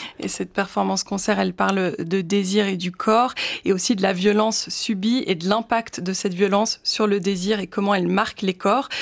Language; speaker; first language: French; native; French